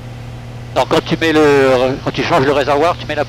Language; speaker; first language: French; native; French